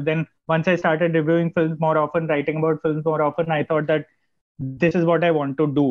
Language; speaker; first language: English; non-native, local second language; Gujarati